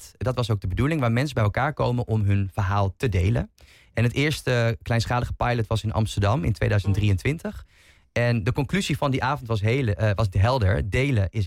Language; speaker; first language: Dutch; native; Dutch